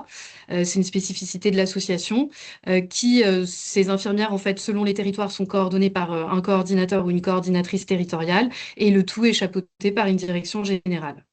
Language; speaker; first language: French; native; French